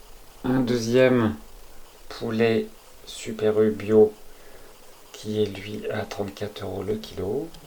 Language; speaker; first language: French; native; French